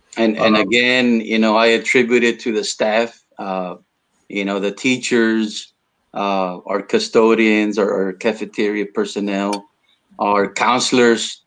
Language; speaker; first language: English; early bilingual, other home language; Spanish